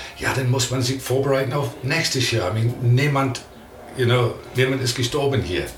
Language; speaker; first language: German; non-native, learner; English